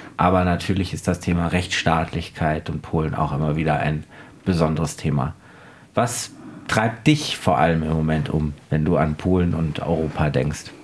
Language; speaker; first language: German; native; German